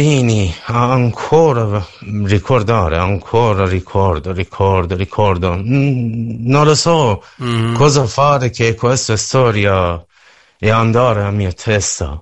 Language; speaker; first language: Italian; non-native, learner; Persian